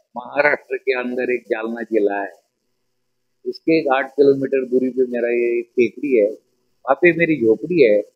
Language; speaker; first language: Hindi; non-native, local second language; Marathi